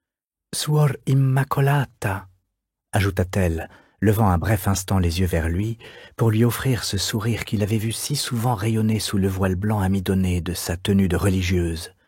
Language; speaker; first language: French; native; French